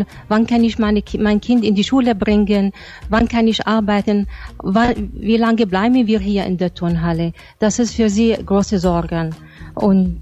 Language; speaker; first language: German; non-native, fluent; Arabic